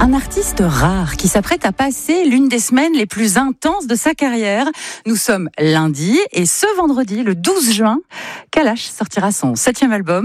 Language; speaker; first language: French; native; French